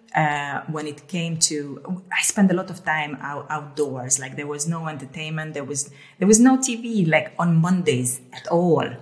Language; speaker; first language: English; early bilingual, other home language; Hungarian